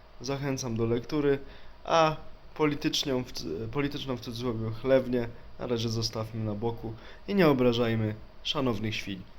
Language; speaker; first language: Polish; native; Polish